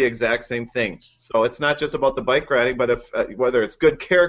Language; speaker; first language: English; native; English